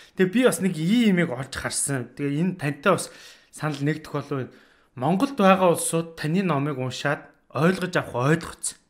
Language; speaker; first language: Mongolian; native; Mongolian